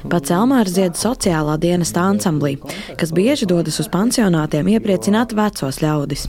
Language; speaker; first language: Latvian; native; Latvian